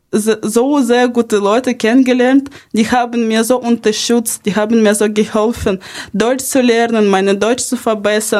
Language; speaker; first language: German; non-native, fluent; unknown